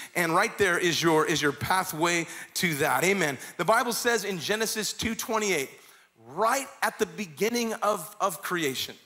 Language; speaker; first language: English; native; English